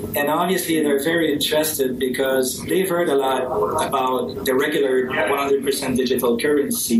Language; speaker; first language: English; non-native, fluent; French